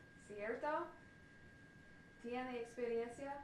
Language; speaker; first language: Spanish; non-native, learner; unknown